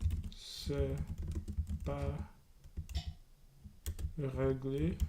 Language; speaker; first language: French; non-native, learner; English